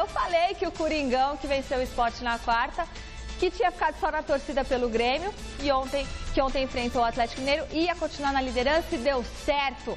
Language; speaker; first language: Portuguese; native; Portuguese